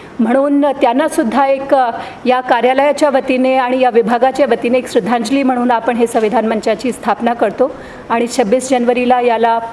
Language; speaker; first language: Marathi; non-native, local second language; Hindi